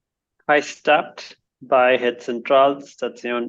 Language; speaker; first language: Dutch; non-native, learner; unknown